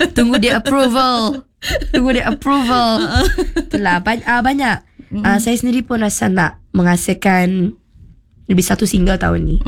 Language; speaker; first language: Malay; non-native, local second language; Iban